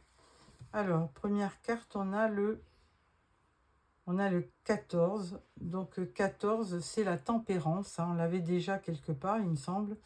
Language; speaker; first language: French; native; French